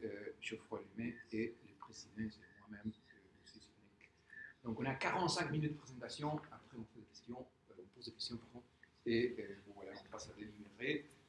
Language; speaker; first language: French; native; French